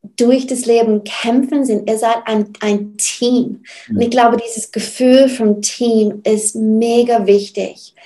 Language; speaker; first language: German; non-native, fluent; English